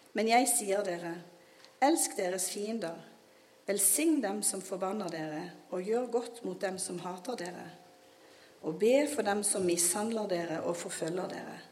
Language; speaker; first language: Norwegian; native; Norwegian